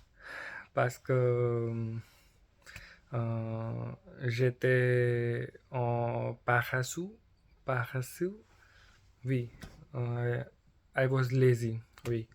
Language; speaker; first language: French; non-native, learner; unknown